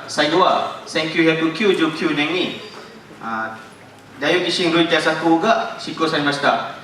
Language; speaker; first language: Japanese; non-native, learner; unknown